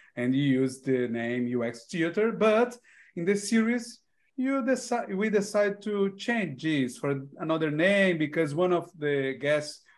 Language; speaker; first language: English; non-native, learner; Portuguese